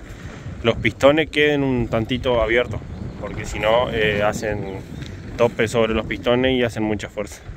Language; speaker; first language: Spanish; native; Spanish